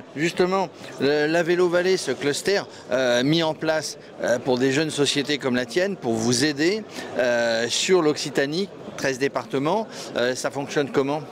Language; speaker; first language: French; native; French